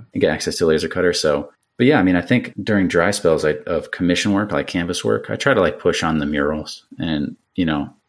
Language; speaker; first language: English; native; English